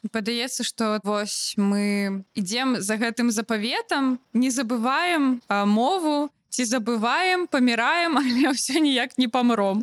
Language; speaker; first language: Belarusian; non-native, local second language; Russian